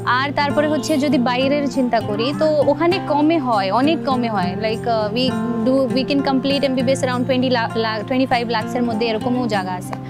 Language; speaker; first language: Bangla; non-native, fluent; Nepali